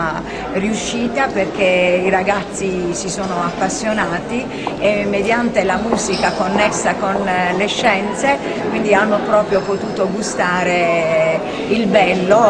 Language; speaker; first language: Italian; native; Italian